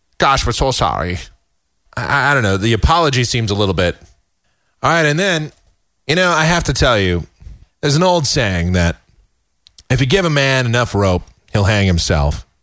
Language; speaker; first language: English; native; English